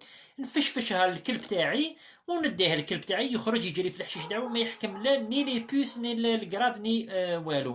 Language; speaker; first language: Arabic; native; Arabic